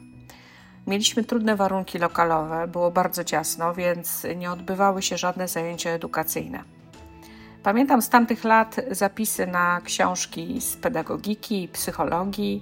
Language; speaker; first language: Polish; native; Polish